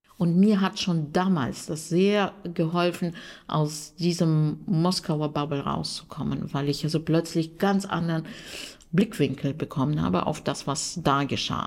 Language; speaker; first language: German; non-native, fluent; Russian